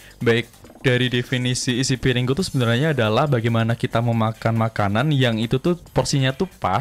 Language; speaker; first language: Indonesian; native; Indonesian